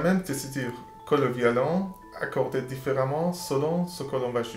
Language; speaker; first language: French; non-native, learner; Persian